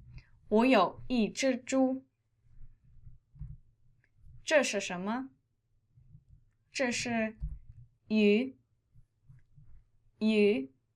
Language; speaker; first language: Chinese; non-native, fluent; English